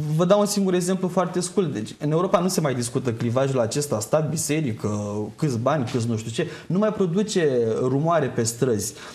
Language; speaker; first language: Romanian; native; Romanian